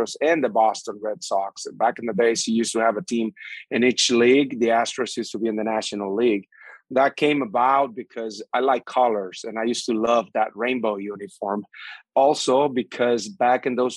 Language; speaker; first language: English; non-native, fluent; Spanish